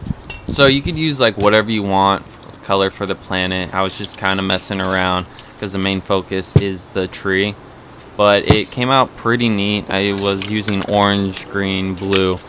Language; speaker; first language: English; native; English